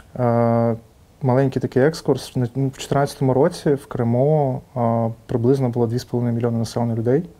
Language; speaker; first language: Ukrainian; non-native, local second language; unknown